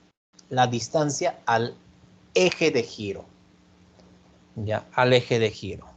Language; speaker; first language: Spanish; native; Spanish